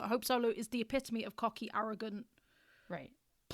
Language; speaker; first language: English; native; English